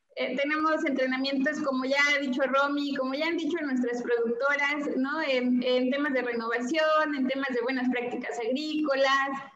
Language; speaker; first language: Spanish; native; Spanish